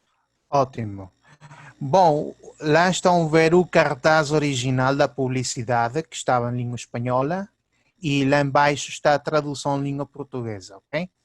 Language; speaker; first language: Portuguese; early bilingual, heritage; Portuguese